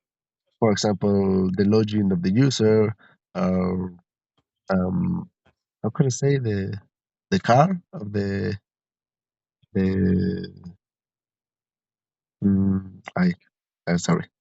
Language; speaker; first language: English; non-native, learner; Spanish